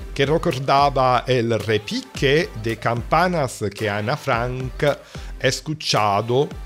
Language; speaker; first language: Spanish; non-native, learner; Italian